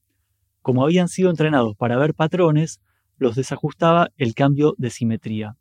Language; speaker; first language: Spanish; native; Spanish